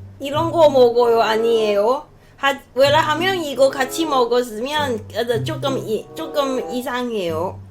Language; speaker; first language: Korean; non-native, learner; Cantonese